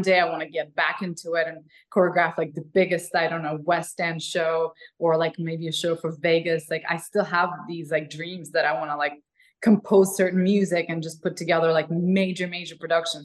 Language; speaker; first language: English; non-native, fluent; Ukrainian